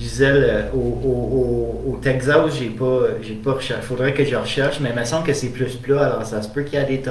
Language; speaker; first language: French; native; French